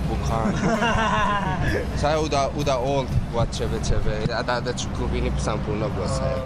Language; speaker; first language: Indonesian; non-native, learner; Persian